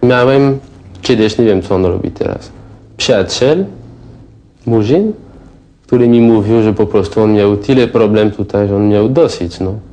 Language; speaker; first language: Polish; non-native, learner; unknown